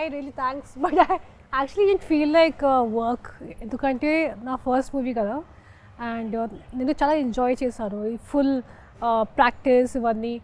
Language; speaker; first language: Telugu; non-native, fluent; Hindi